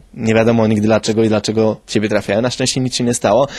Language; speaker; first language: Polish; early bilingual, other home language; Spanish